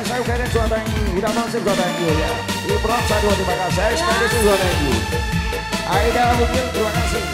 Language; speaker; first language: Indonesian; non-native, local second language; Javanese